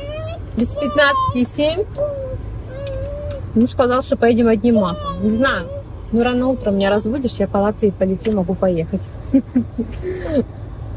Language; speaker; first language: Russian; native; Russian